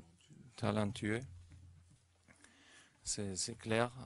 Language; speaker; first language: French; non-native, fluent; German